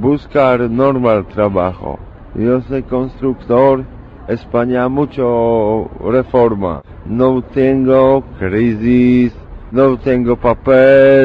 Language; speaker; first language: Spanish; non-native, learner; Polish